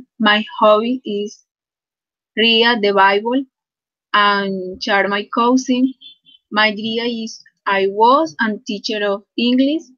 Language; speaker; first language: English; non-native, learner; Spanish